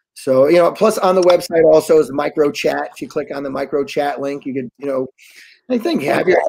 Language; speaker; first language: English; native; English